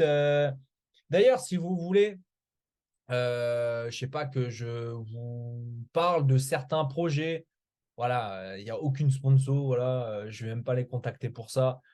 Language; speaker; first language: French; native; French